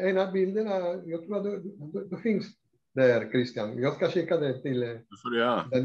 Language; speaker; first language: Swedish; non-native, fluent; Spanish